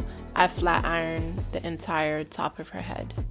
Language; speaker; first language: English; native; English